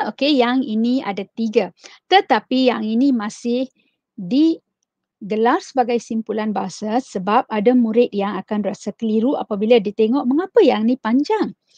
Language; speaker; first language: Malay; non-native, local second language; Tamil